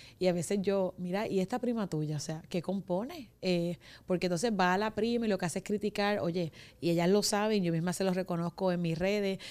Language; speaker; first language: Spanish; native; Spanish